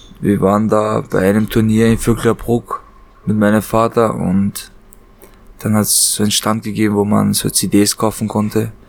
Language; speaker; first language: German; early bilingual, other home language; Chechen